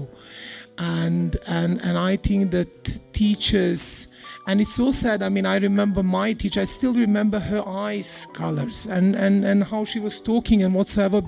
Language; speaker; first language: English; non-native, fluent; Serbian